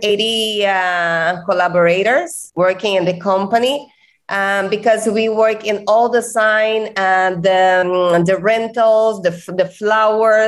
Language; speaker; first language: English; non-native, fluent; Portuguese